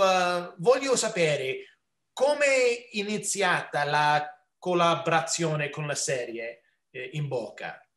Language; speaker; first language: Italian; early bilingual, heritage; English